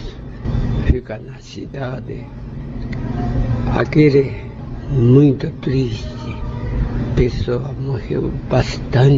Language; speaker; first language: Portuguese; non-native, learner; Japanese